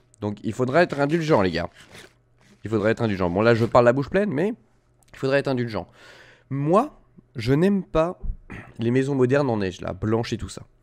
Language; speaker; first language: French; native; French